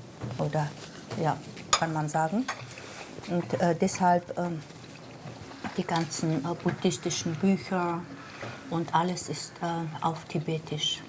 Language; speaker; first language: German; non-native, fluent; Mongolian